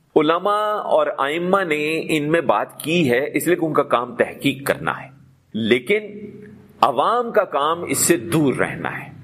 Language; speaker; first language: Urdu; non-native, local second language; Punjabi